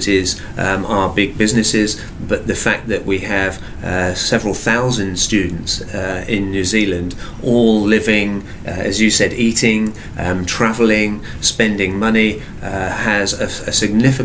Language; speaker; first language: English; native; English